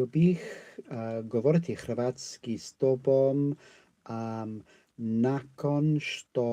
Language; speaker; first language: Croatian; non-native, learner; English